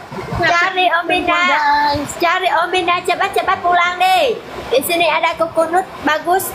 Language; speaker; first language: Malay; non-native, fluent; Vietnamese